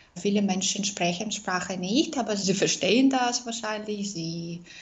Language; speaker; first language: German; non-native, fluent; Russian